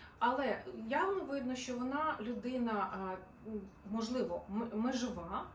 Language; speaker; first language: Ukrainian; non-native, local second language; Russian